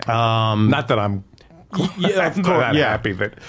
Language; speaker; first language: English; native; English